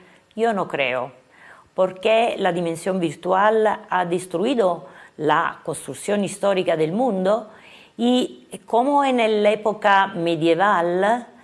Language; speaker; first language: Spanish; non-native, fluent; Italian